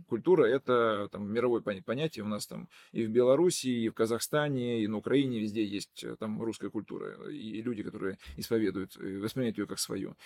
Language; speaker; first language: Russian; non-native, local second language; Udmurt